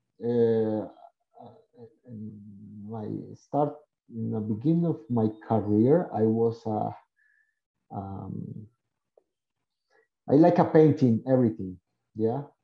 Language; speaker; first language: English; non-native, learner; Spanish